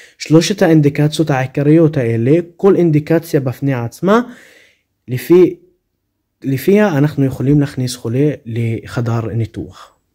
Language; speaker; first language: Hebrew; non-native, local second language; Arabic